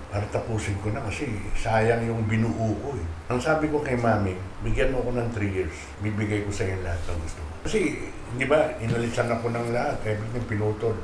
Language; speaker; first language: Filipino; native; Filipino